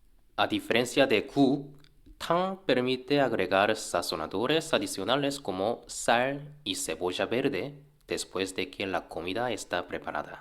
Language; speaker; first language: Spanish; non-native, fluent; Korean